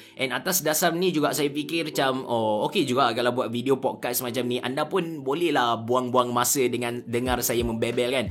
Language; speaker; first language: Malay; native; Malay